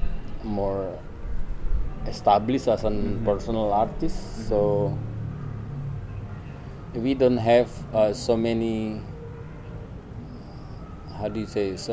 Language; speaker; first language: English; non-native, learner; Indonesian